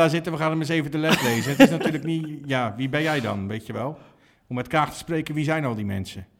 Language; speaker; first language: Dutch; native; Dutch